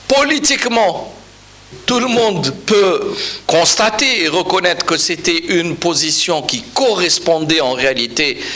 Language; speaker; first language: French; non-native, local second language; Arabic